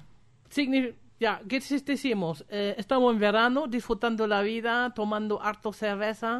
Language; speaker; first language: Spanish; non-native, fluent; German